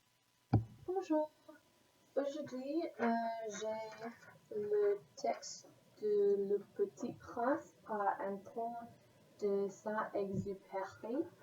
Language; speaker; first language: French; non-native, learner; English